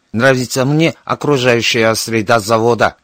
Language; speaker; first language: Russian; non-native, fluent; Korean